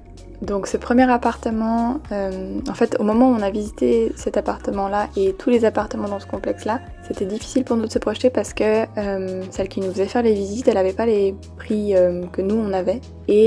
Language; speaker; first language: French; native; French